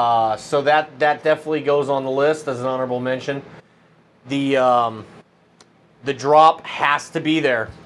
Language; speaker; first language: English; native; English